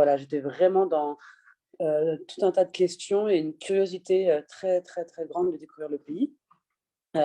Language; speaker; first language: French; early bilingual, other home language; Persian